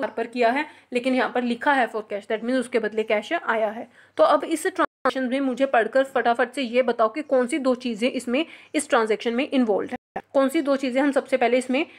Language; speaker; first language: Hindi; non-native, local second language; Punjabi